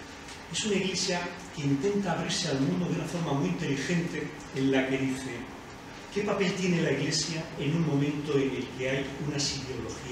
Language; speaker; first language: Spanish; native; Spanish